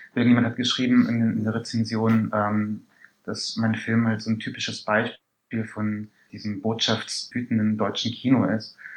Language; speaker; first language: German; early bilingual, other home language; Persian